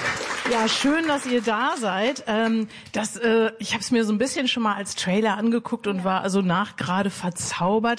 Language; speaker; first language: German; native; German